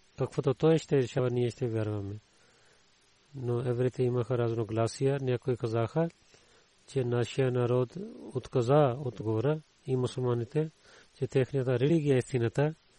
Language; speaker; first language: Bulgarian; non-native, learner; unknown